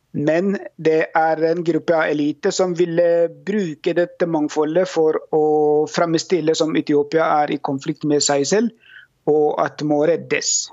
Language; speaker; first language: Norwegian; non-native, fluent; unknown